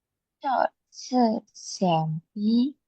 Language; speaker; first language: Chinese; non-native, learner; Indonesian